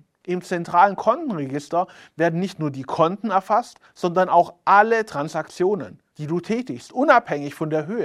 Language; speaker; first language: German; native; German